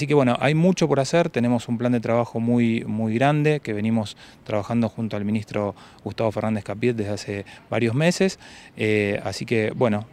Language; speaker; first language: Spanish; native; Spanish